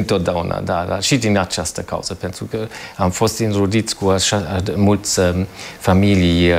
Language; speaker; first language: Romanian; non-native, fluent; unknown